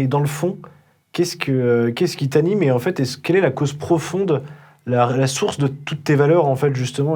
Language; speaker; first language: French; native; French